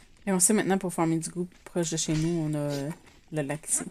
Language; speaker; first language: French; native; French